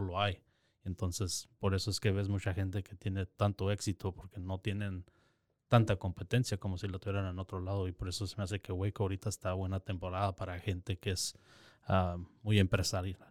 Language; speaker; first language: Spanish; early bilingual, other home language; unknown